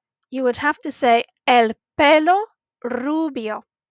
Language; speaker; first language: English; native; English